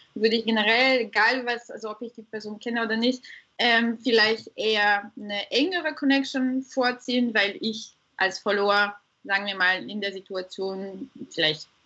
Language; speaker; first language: German; non-native, fluent; Bulgarian